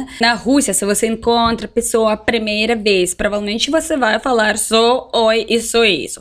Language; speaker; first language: Portuguese; non-native, fluent; Russian